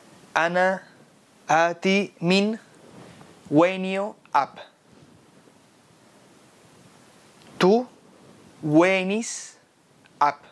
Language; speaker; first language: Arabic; non-native, fluent; Spanish